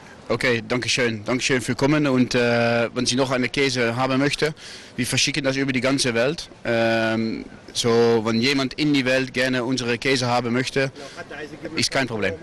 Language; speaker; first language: German; non-native, fluent; Dutch